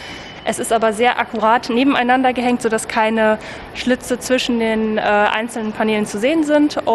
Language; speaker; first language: German; native; German